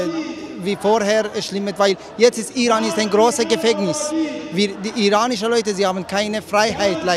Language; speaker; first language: German; non-native, learner; Persian